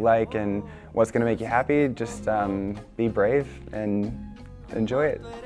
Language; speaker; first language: English; native; English